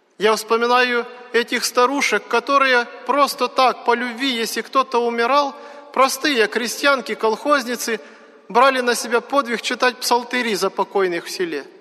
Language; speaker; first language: Russian; native; Russian